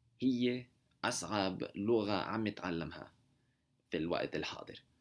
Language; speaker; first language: Arabic; non-native, learner; English